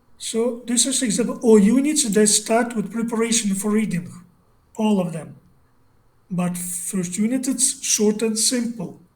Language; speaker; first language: English; non-native, learner; Russian